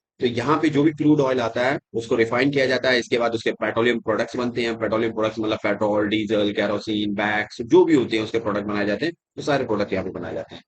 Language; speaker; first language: Hindi; native; Hindi